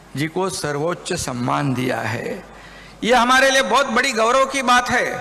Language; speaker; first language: Hindi; non-native, local second language; Marathi